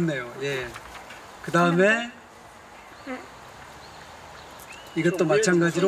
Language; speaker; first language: Korean; native; Korean